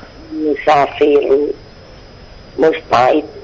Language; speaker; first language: Arabic; non-native, learner; Indonesian